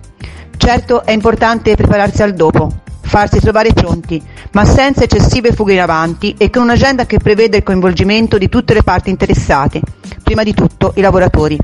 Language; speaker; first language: Italian; native; Italian